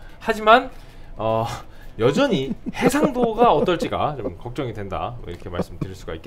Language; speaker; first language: Korean; native; Korean